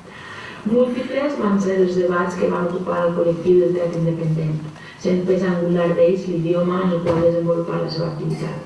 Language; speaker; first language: Catalan; native; Catalan